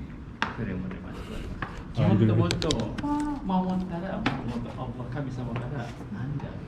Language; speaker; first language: Japanese; non-native, learner; Indonesian